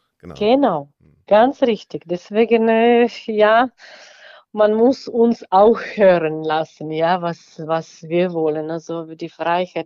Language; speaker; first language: German; non-native, fluent; Ukrainian